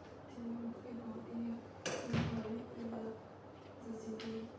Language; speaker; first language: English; non-native, learner; Vietnamese